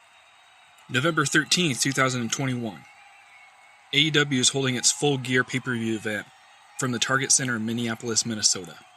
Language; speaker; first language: English; native; English